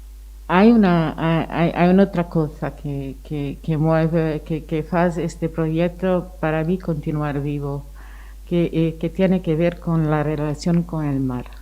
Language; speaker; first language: Spanish; non-native, fluent; Portuguese